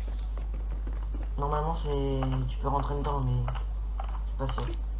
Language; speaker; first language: French; native; French